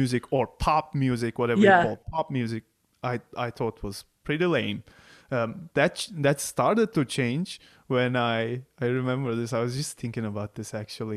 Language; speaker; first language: English; non-native, fluent; Turkish